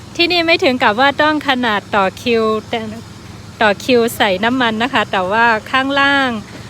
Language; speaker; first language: Thai; non-native, fluent; Shan